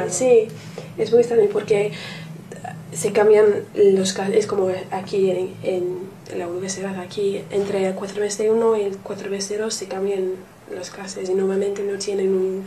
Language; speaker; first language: Spanish; non-native, learner; English